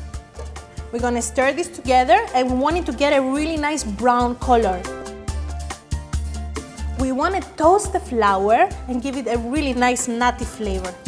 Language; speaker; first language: English; non-native, fluent; Greek